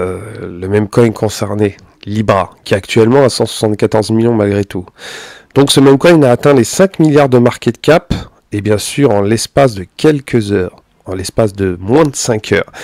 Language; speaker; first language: French; native; French